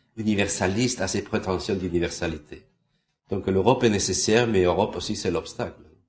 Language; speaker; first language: French; non-native, fluent; Spanish